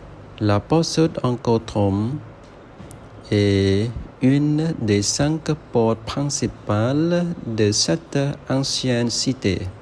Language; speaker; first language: French; non-native, learner; Khmer